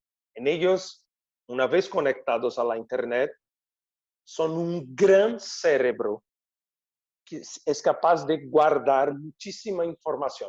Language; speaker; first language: Spanish; non-native, fluent; Portuguese